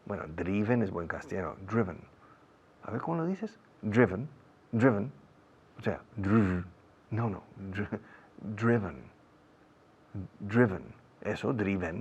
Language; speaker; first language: Spanish; non-native, fluent; English